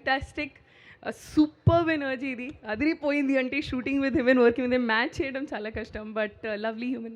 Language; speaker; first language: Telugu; non-native, learner; Hindi